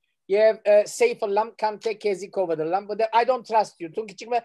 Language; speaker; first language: English; early bilingual, other home language; Armenian